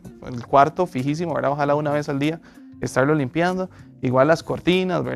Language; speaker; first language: Spanish; native; Spanish